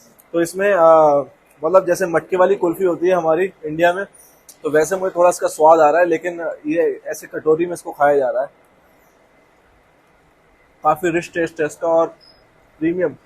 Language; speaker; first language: Hindi; native; Hindi